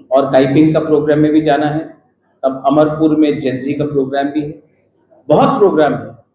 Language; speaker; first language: Hindi; non-native, local second language; Kok Borok